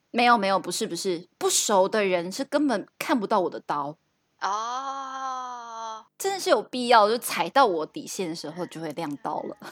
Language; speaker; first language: Chinese; non-native, local second language; Min Nan Chinese